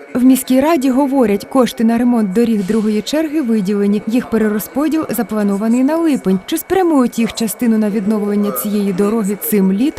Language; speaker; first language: Ukrainian; native; Ukrainian